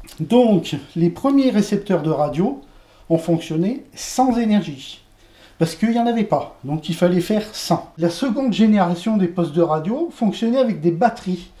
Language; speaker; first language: French; native; French